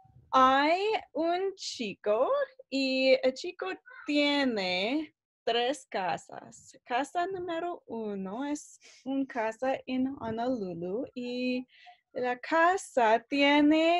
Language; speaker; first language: Spanish; non-native, learner; English